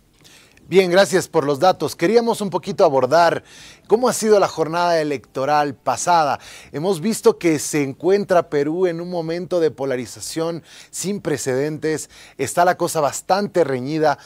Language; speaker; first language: Spanish; native; Spanish